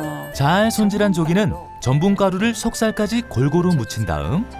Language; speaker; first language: Korean; native; Korean